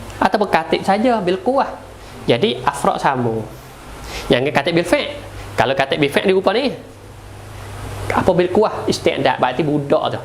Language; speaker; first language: Malay; native; Malay